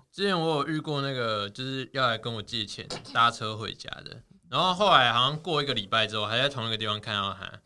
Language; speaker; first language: Chinese; native; Chinese